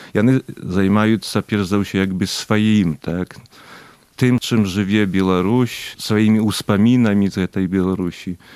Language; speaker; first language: Belarusian; native; Belarusian